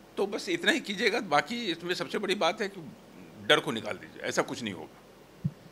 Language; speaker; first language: Hindi; native; Hindi